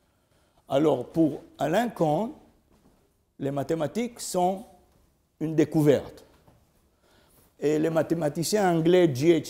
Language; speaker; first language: French; non-native, learner; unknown